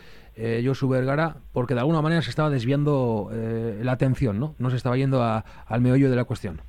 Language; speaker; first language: Spanish; native; Spanish